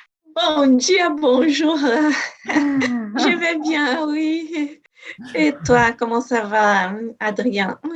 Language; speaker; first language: French; non-native, fluent; Portuguese